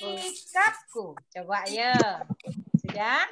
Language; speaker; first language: Indonesian; native; Indonesian